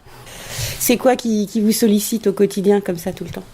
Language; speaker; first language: French; native; French